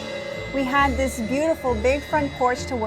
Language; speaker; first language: English; native; English